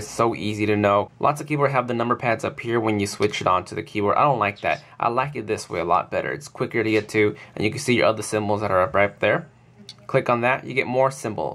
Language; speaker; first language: English; native; English